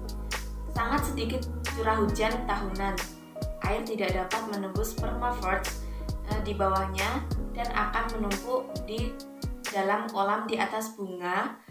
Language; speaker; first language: Indonesian; native; Indonesian